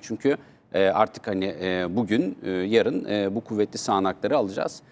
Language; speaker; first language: Turkish; native; Turkish